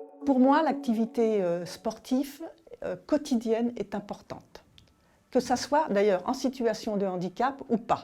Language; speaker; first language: French; native; French